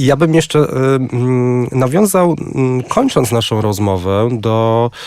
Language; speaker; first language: Polish; native; Polish